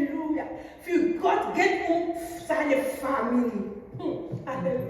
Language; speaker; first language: German; non-native, learner; French